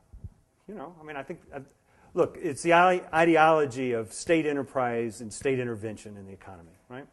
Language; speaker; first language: English; native; English